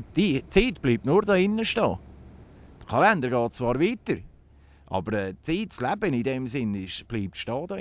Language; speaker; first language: German; native; German